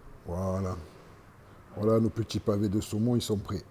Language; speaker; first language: French; native; French